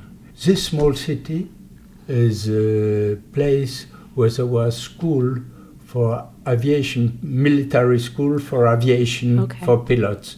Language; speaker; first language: English; non-native, fluent; Polish